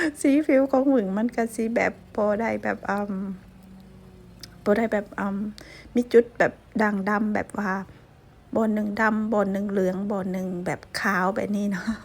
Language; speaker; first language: Thai; non-native, local second language; Lao